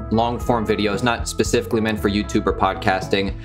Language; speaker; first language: English; native; English